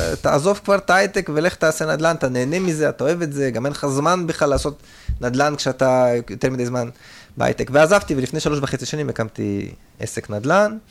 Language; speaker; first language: Hebrew; early bilingual, other home language; Russian